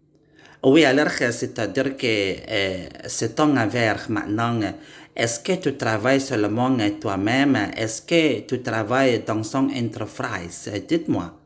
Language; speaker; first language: French; non-native, learner; Indonesian